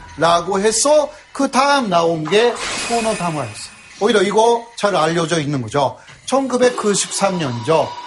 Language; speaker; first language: Korean; non-native, fluent; Japanese